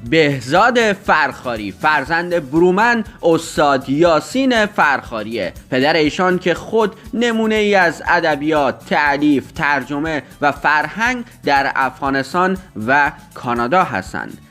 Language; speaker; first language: Persian; native; Persian